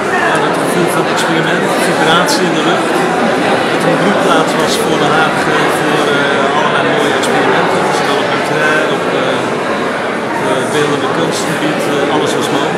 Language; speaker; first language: Dutch; non-native, fluent; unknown